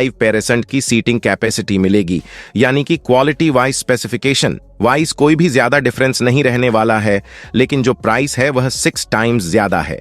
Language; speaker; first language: Hindi; native; Hindi